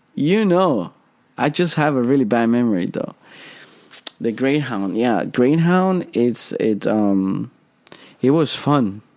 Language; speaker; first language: English; non-native, fluent; Spanish